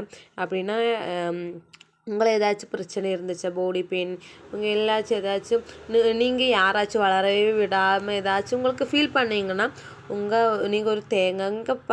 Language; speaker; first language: Tamil; non-native, local second language; Malayalam